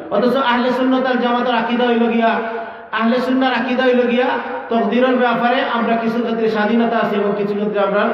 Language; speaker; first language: Bangla; native; Bangla